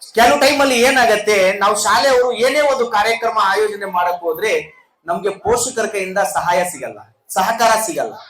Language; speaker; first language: Kannada; non-native, local second language; Urdu